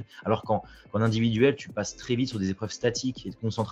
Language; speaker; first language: French; native; French